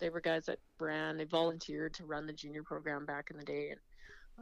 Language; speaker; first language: English; native; English